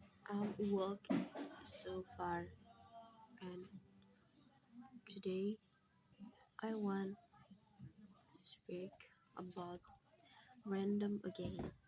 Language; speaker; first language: English; non-native, learner; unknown